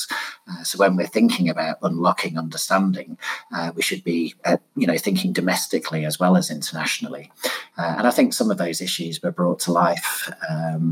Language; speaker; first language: English; native; English